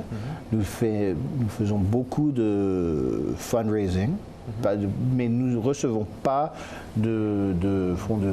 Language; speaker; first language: French; non-native, local second language; English